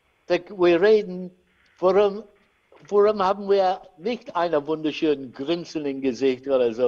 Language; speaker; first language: German; non-native, learner; English